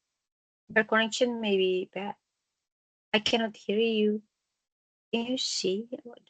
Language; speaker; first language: English; non-native, learner; Indonesian